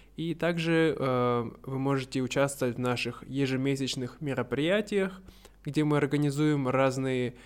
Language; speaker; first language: Russian; native; Russian